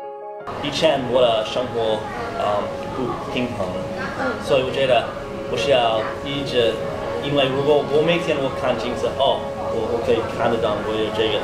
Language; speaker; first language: Chinese; non-native, learner; English